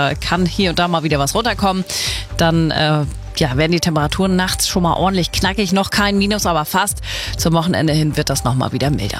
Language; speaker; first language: German; native; German